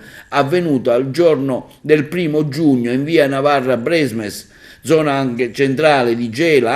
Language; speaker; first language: Italian; native; Italian